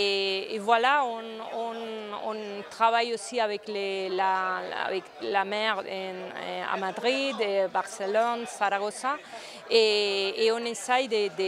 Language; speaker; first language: French; non-native, fluent; Spanish